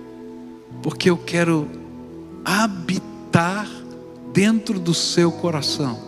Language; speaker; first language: Portuguese; native; Portuguese